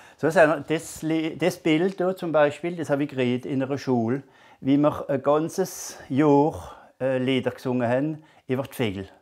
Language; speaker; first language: German; non-native, local second language; French